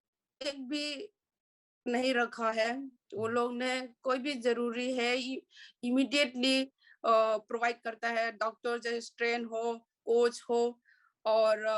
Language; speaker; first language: Hindi; non-native, local second language; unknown